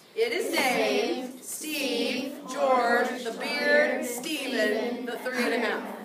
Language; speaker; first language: English; native; English